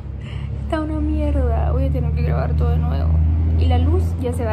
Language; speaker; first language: Spanish; early bilingual, heritage; Portuguese